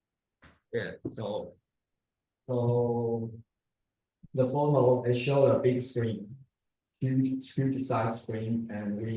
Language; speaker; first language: English; non-native, learner; Chinese